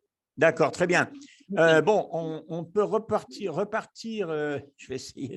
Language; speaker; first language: French; native; French